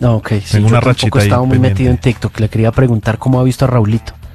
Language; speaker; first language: Spanish; native; Spanish